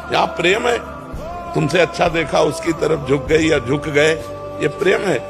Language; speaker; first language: Hindi; native; Hindi